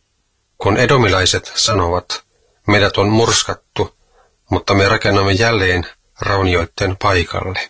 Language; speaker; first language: Finnish; native; Finnish